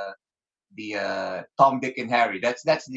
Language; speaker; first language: English; non-native, local second language; Filipino